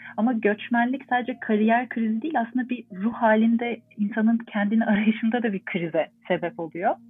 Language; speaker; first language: Turkish; native; Turkish